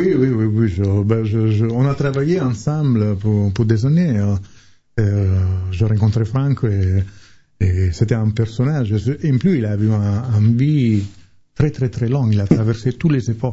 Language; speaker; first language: French; non-native, fluent; Italian